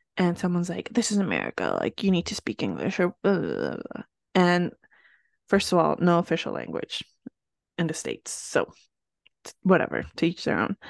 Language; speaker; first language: English; early bilingual, other home language; Spanish